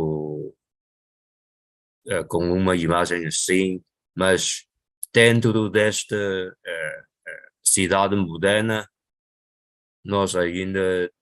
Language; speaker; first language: Portuguese; non-native, local second language; Chinese